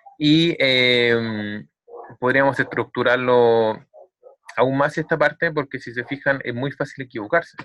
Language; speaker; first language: Spanish; native; Spanish